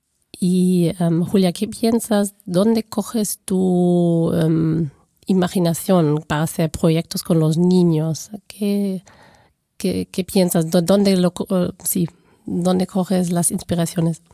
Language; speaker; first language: Spanish; non-native, fluent; German